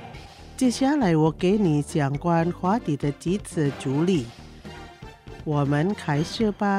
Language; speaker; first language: Chinese; non-native, local second language; Indonesian